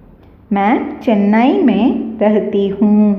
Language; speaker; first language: Hindi; non-native, learner; Tamil